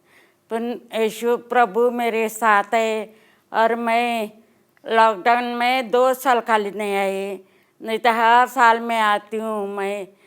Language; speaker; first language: Hindi; non-native, local second language; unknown